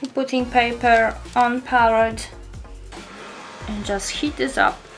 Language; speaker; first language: English; non-native, learner; Polish